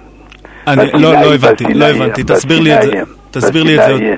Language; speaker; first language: Hebrew; native; Hebrew